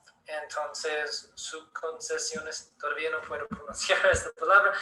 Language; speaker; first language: Spanish; non-native, learner; English